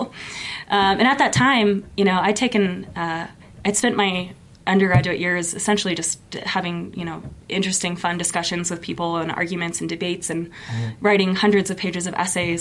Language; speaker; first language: English; native; English